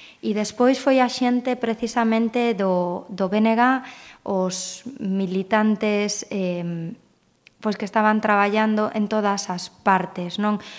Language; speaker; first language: Galician; native; Galician